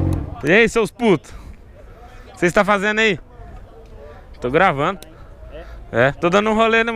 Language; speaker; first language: Portuguese; native; Portuguese